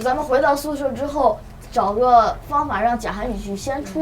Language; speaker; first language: Chinese; native; Chinese